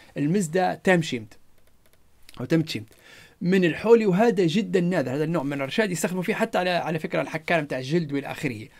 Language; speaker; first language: Arabic; non-native, local second language; Berber languages